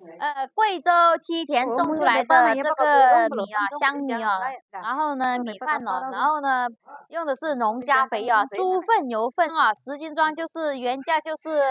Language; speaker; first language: Chinese; native; Chinese